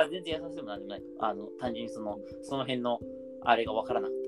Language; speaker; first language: Japanese; native; Japanese